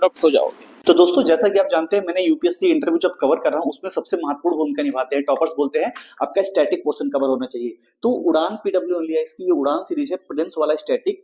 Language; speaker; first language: Hindi; native; Hindi